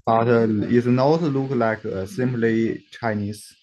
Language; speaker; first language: English; non-native, learner; Chinese